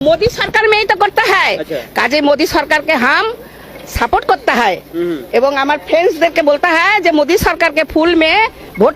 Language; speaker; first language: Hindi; non-native, local second language; Bangla